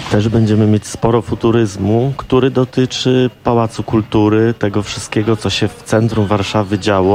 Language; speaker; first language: Polish; native; Polish